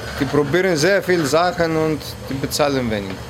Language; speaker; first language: German; non-native, learner; Greek